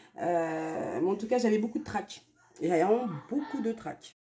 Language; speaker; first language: French; native; French